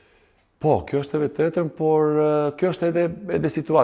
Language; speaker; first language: Albanian; non-native, fluent; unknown